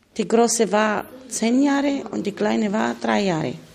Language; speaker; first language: German; non-native, learner; Bulgarian